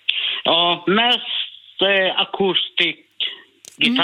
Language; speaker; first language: Swedish; non-native, learner; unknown